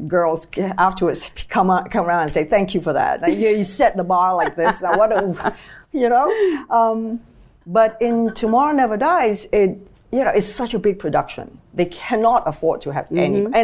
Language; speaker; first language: English; native; English